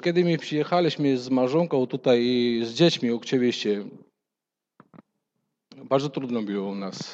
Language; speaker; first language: Polish; non-native, fluent; Russian